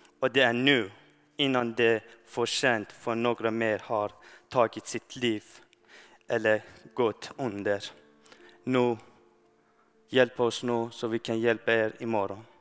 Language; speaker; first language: Swedish; non-native, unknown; Persian